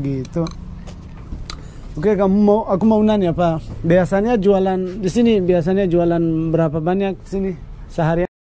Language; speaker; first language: Indonesian; non-native, learner; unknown